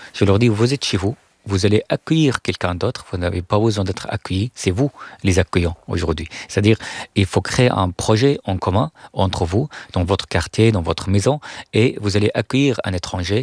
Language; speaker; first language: French; non-native, fluent; Arabic